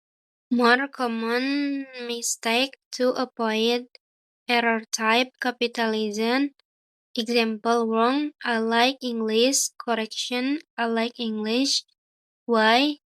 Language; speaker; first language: English; non-native, learner; Indonesian